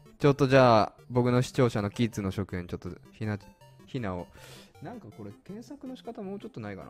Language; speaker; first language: Japanese; native; Japanese